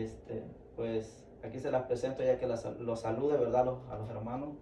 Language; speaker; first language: Spanish; native; Spanish